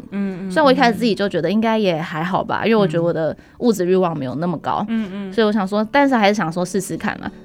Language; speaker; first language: Chinese; native; Chinese